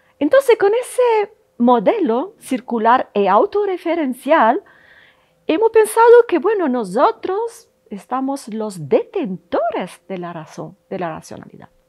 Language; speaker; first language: Spanish; non-native, fluent; Italian